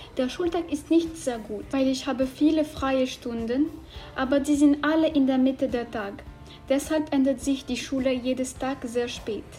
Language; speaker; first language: German; non-native, learner; French